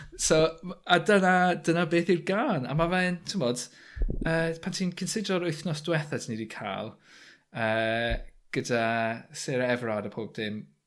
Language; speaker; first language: Welsh; native; Welsh